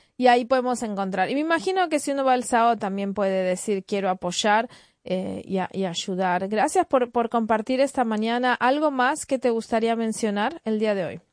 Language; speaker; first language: Spanish; native; Spanish